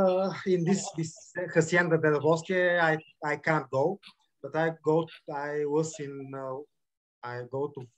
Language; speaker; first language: English; non-native, learner; Bulgarian